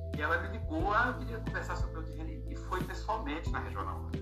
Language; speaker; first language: Portuguese; native; Portuguese